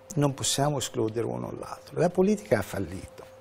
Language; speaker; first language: Italian; non-native, fluent; Arabic